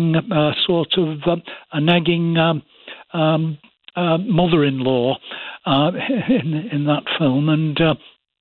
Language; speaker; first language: English; native; English